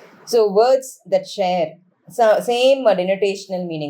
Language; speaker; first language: English; non-native, local second language; Tamil